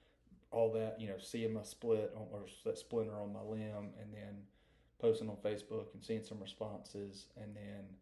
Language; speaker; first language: English; native; English